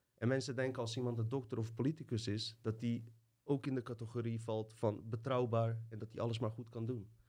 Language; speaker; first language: Dutch; early bilingual, other home language; Bosnian